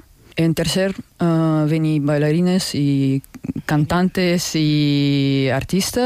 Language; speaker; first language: Spanish; non-native, learner; Russian